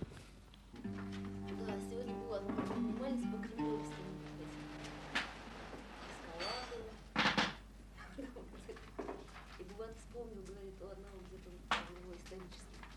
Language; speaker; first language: Russian; native; Russian